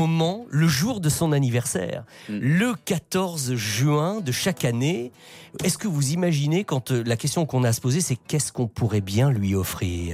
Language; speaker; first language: French; native; French